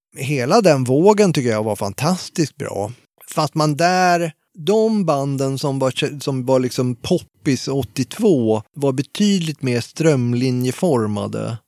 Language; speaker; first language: Swedish; native; Swedish